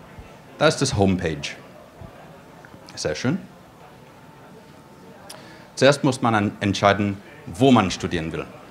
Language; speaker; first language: German; non-native, fluent; English